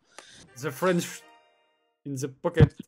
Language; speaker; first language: English; non-native, learner; French